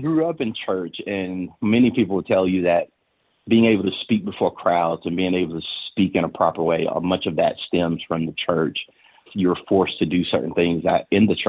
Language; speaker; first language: English; native; English